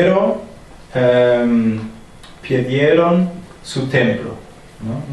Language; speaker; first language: Spanish; non-native, fluent; German